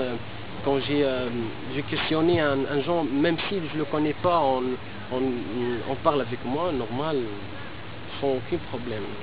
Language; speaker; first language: French; non-native, local second language; Arabic